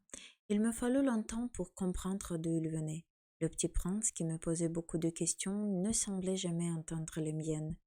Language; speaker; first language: French; non-native, fluent; Ukrainian